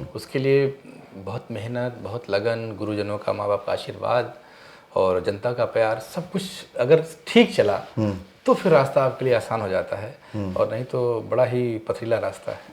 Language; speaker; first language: Hindi; native; Hindi